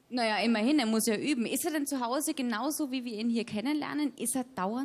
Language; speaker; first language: German; native; German